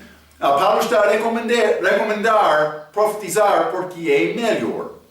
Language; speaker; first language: Portuguese; non-native, learner; English